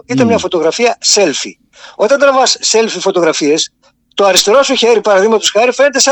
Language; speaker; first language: Greek; native; Greek